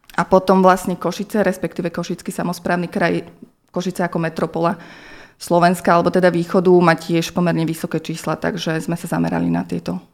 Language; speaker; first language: Slovak; native; Slovak